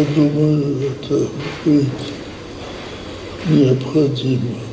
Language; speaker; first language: Russian; non-native, local second language; Georgian